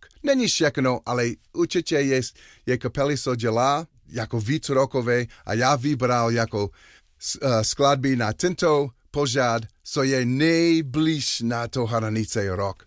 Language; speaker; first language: Czech; non-native, learner; English